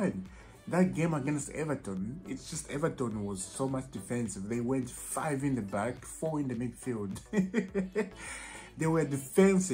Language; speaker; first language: English; non-native, fluent; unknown